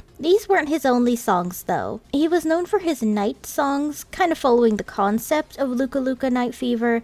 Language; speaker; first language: English; native; English